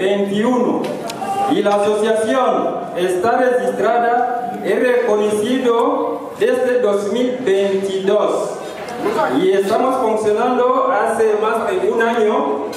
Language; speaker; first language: Spanish; non-native, learner; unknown